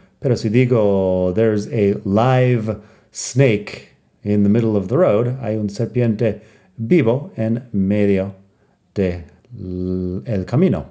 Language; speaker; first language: Spanish; non-native, fluent; English